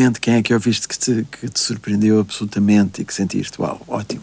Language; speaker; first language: Portuguese; native; Portuguese